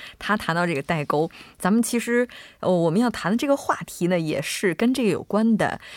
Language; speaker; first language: Chinese; native; Chinese